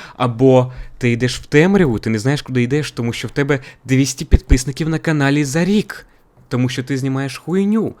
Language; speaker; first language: Ukrainian; non-native, local second language; Russian